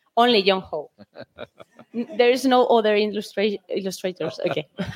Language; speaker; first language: English; non-native, fluent; Spanish